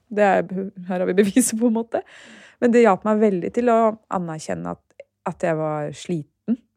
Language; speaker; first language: Norwegian; early bilingual, other home language; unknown